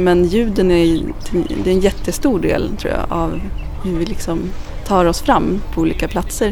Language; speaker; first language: Swedish; native; Swedish